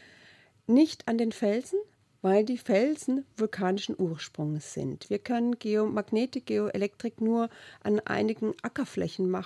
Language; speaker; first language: German; native; German